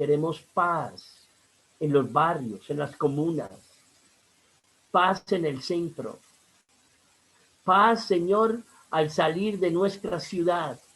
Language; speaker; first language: Spanish; native; Spanish